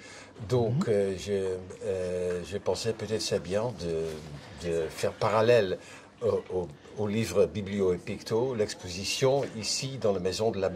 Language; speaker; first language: French; non-native, fluent; Dutch